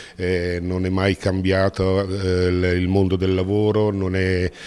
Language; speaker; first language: Italian; native; Italian